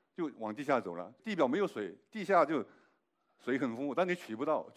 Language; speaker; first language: Chinese; native; Chinese